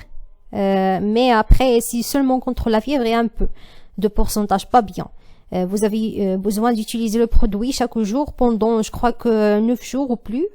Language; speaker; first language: French; non-native, learner; Arabic